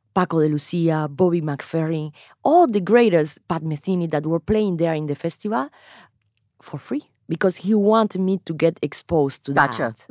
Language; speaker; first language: English; non-native, fluent; Spanish